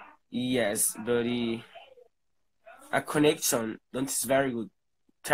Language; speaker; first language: English; non-native, learner; Portuguese